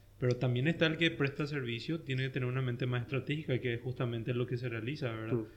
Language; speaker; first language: Spanish; native; Spanish